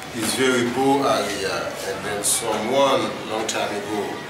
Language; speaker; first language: English; non-native, learner; Haitian Creole